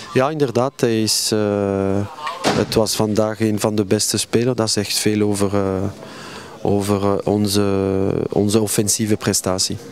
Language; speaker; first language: Dutch; non-native, local second language; French